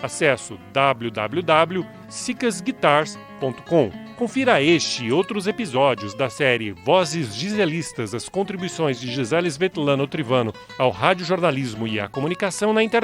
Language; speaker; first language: Portuguese; native; Portuguese